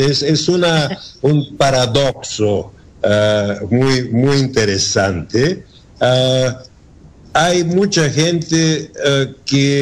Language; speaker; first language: Spanish; non-native, learner; Bulgarian